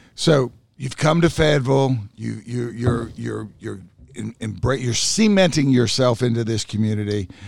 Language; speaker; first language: English; native; English